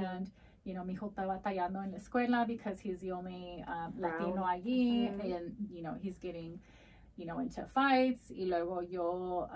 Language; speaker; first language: Spanish; early bilingual, heritage; Spanish